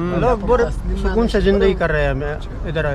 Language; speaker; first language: Hindi; non-native, learner; Persian